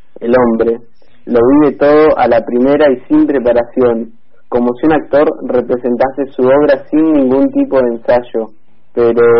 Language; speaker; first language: Spanish; native; Spanish